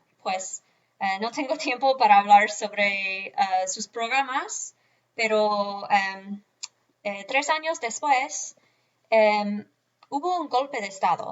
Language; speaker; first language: Spanish; non-native, fluent; English